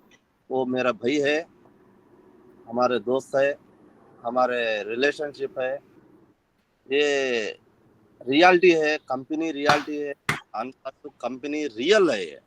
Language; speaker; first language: Hindi; non-native, local second language; Telugu